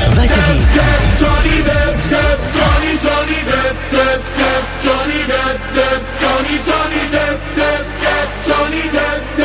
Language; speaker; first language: German; non-native, learner; Dutch